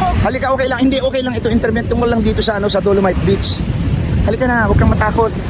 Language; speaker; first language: Filipino; non-native, local second language; Bikol